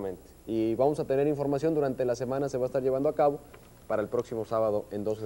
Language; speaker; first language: Spanish; native; Spanish